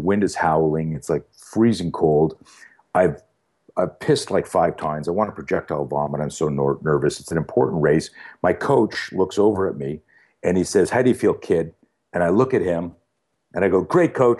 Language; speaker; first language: English; native; English